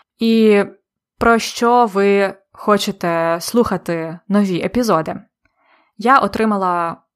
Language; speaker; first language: Ukrainian; native; Ukrainian